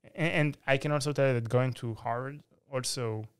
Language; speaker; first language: English; non-native, fluent; Hebrew